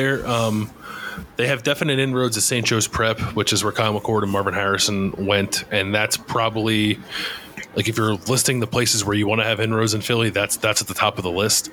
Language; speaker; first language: English; native; English